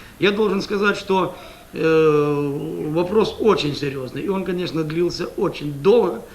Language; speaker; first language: Russian; native; Russian